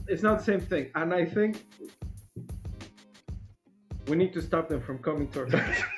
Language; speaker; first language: English; non-native, fluent; Spanish